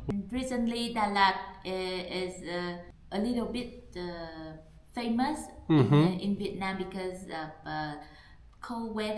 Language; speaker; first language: English; non-native, learner; Vietnamese